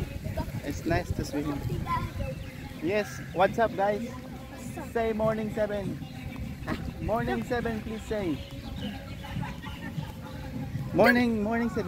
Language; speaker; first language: English; non-native, local second language; Filipino